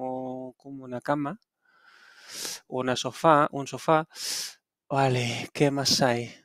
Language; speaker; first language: Spanish; non-native, fluent; Dutch